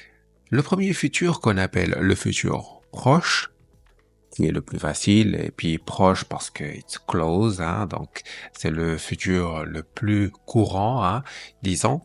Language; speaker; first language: French; non-native, fluent; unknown